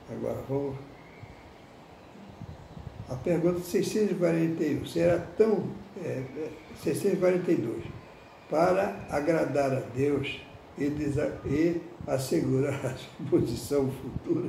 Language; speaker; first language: Portuguese; native; Portuguese